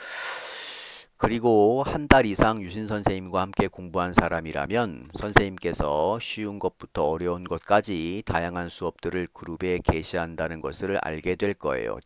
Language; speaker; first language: Korean; native; Korean